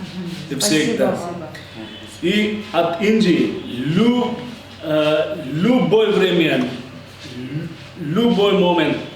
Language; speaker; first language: Russian; non-native, learner; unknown